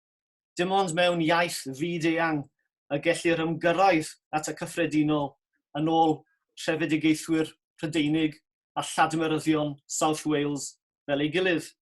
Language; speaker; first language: Welsh; native; Welsh